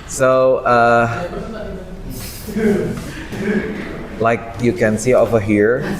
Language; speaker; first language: English; non-native, fluent; Indonesian